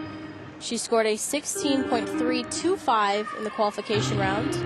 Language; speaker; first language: English; native; English